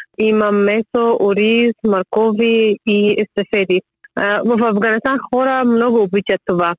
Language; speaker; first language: Bulgarian; non-native, learner; Persian